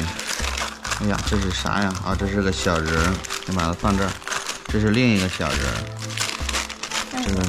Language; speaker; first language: Chinese; native; Chinese